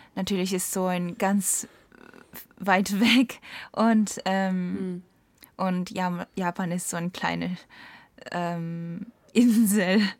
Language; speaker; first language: German; non-native, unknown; Japanese